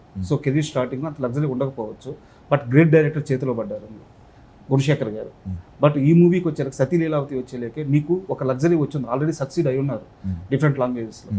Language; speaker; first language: Telugu; native; Telugu